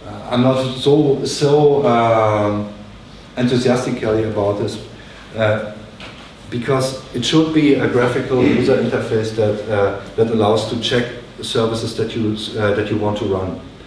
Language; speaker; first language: English; non-native, fluent; German